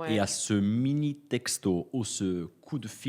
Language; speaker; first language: French; native; French